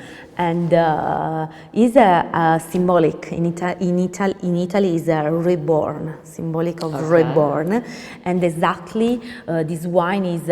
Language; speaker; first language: English; non-native, learner; Italian